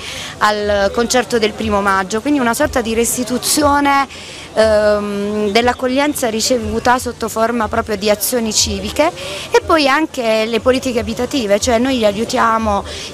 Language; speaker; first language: Italian; native; Italian